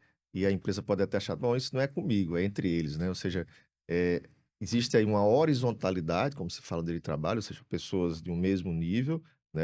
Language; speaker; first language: Portuguese; native; Portuguese